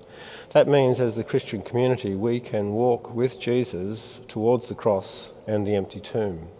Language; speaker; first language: English; native; English